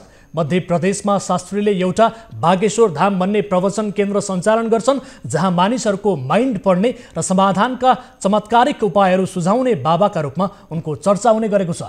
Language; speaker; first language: Nepali; native; Nepali